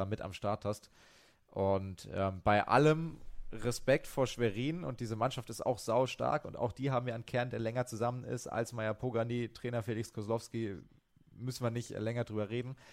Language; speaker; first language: German; native; German